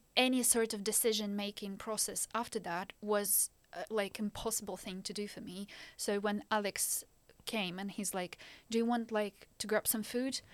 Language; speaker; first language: English; non-native, fluent; Ukrainian